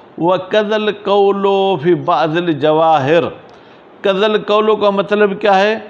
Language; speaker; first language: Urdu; non-native, local second language; Sindhi